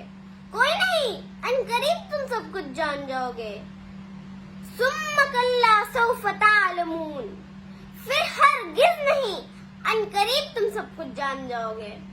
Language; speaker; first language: Urdu; native; Urdu